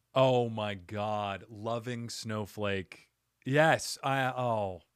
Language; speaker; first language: English; native; English